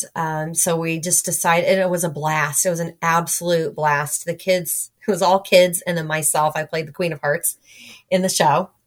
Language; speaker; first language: English; native; English